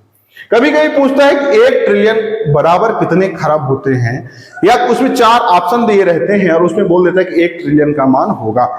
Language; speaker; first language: Hindi; native; Hindi